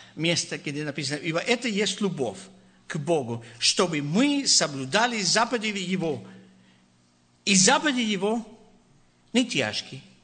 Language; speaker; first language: Russian; non-native, learner; Spanish